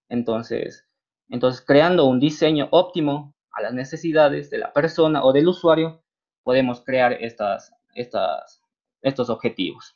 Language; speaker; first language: Spanish; native; Spanish